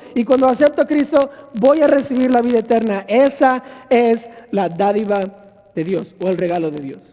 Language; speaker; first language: Spanish; native; Spanish